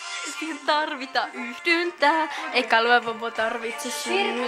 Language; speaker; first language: Finnish; native; Finnish